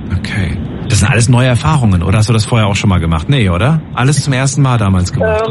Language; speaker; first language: German; native; German